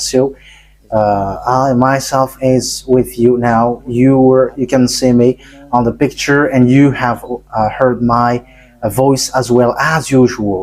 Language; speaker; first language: English; non-native, fluent; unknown